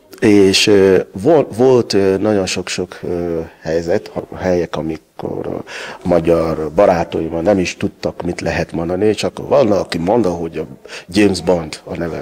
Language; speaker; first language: Hungarian; non-native, learner; Yoruba